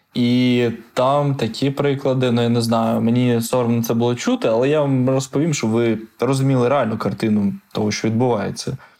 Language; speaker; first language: Ukrainian; non-native, local second language; Russian